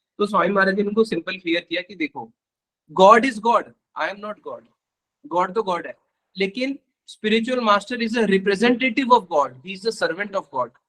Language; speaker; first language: Hindi; native; Hindi